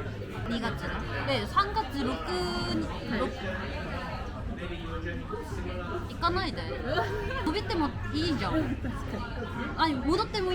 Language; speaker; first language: Japanese; non-native, fluent; Korean